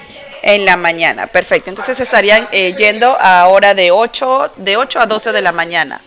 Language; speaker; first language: Spanish; native; Spanish